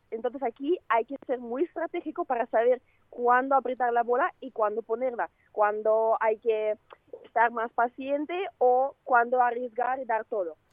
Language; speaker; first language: Spanish; non-native, fluent; Russian